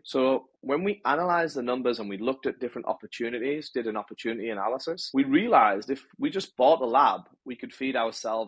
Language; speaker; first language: English; native; English